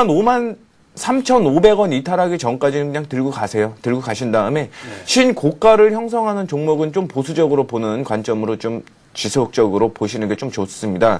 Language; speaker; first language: Korean; native; Korean